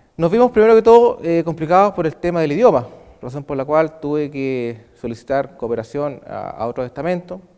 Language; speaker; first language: Spanish; native; Spanish